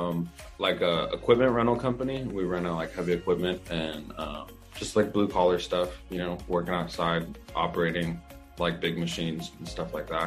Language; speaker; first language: English; native; English